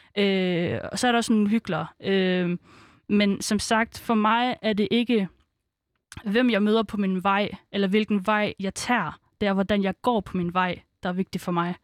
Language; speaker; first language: Danish; early bilingual, other home language; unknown